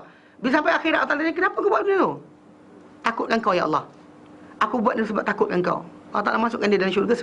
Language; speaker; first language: Malay; native; Malay